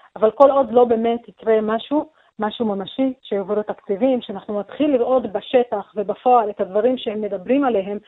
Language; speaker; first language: Hebrew; non-native, local second language; Arabic